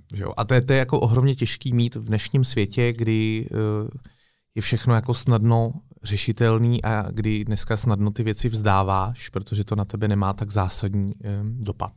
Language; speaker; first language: Czech; native; Czech